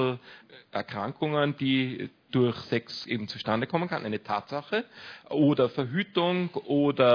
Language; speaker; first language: German; native; German